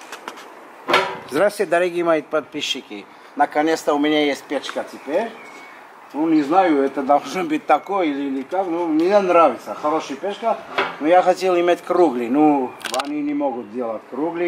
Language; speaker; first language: Russian; non-native, fluent; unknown